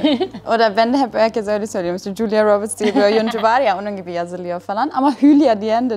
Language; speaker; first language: Turkish; non-native, fluent; German